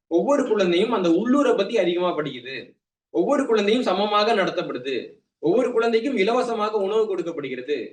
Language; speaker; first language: Tamil; native; Tamil